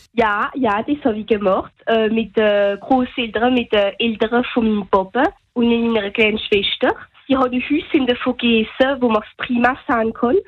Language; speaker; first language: German; non-native, local second language; French